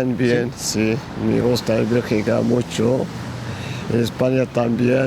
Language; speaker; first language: Spanish; non-native, learner; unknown